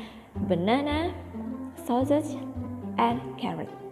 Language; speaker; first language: English; non-native, fluent; Indonesian